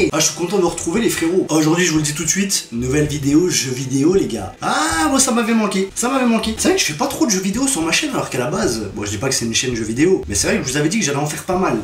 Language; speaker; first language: French; native; French